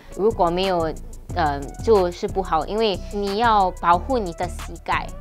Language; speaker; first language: Chinese; non-native, local second language; English